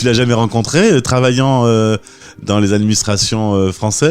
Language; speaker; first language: French; native; French